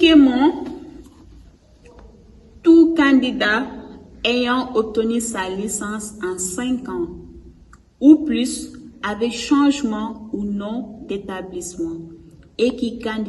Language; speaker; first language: French; non-native, local second language; Wolof